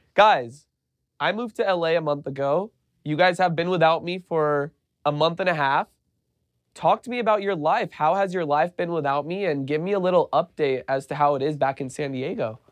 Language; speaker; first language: English; native; English